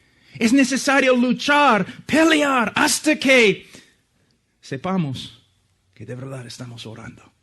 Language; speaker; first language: Spanish; non-native, fluent; English